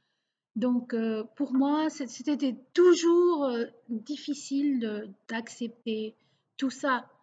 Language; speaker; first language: French; non-native, local second language; Portuguese